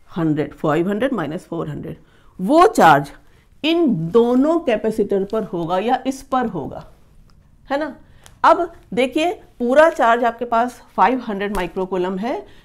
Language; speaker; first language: Hindi; native; Hindi